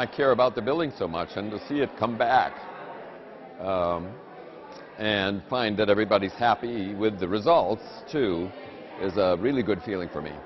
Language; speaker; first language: English; native; English